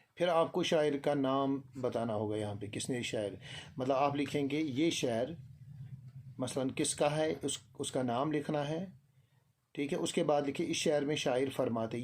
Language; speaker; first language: Urdu; non-native, local second language; Kashmiri